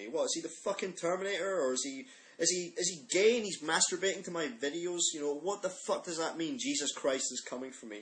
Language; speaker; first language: English; native; English